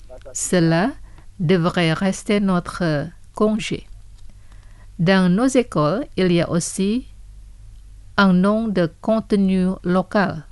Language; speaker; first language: French; non-native, fluent; Indonesian